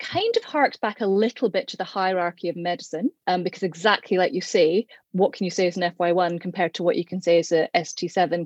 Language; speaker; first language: English; native; English